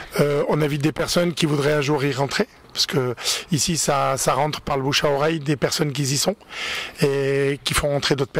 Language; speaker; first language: French; native; French